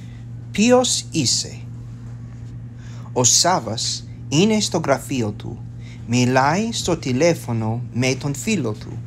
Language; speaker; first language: Greek; non-native, learner; English